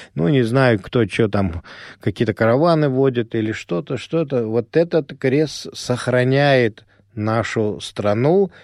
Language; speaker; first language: Russian; non-native, local second language; Azerbaijani